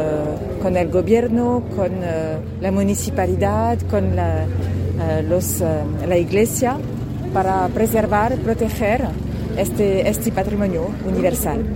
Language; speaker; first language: Spanish; non-native, fluent; French